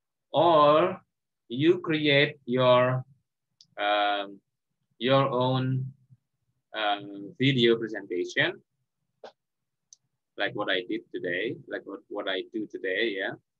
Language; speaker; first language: English; non-native, fluent; Indonesian